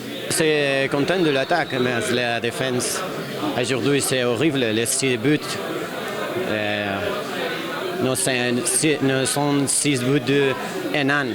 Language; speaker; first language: French; non-native, learner; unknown